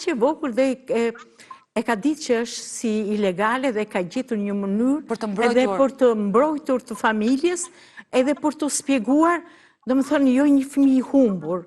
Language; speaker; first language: Albanian; native; Albanian